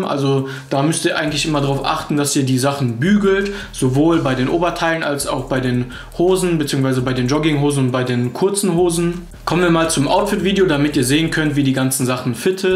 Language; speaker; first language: German; native; German